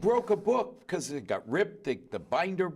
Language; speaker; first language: English; native; English